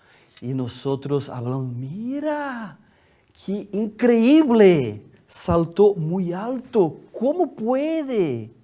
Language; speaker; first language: Spanish; non-native, fluent; Portuguese